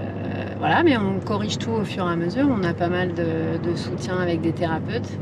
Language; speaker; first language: French; native; French